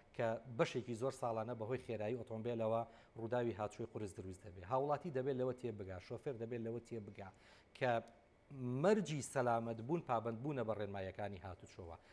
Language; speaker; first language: Central Kurdish; native; Central Kurdish